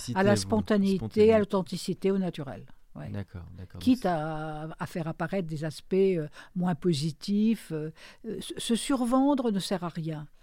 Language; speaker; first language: French; native; French